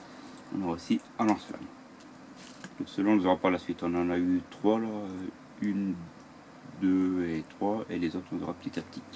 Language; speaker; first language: French; native; French